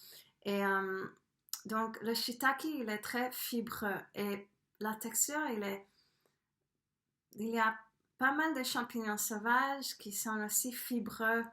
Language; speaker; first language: French; non-native, fluent; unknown